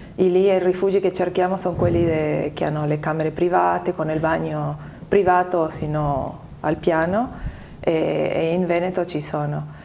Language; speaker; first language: Italian; non-native, fluent; Spanish